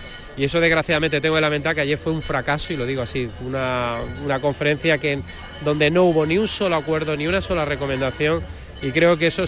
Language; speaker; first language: Spanish; native; Spanish